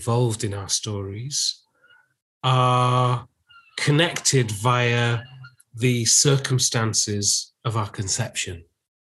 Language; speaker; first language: English; native; English